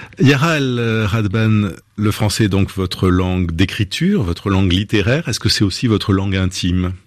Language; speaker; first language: French; native; French